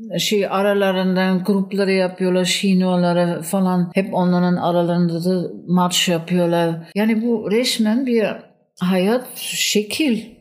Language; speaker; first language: Turkish; non-native, fluent; German